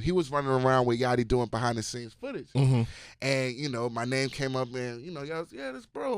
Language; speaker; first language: English; native; English